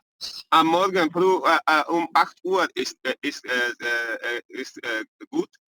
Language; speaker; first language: German; non-native, learner; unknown